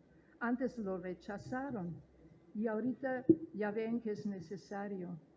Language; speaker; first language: Spanish; non-native, fluent; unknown